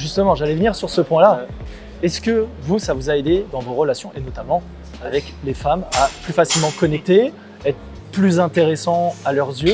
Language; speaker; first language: French; native; French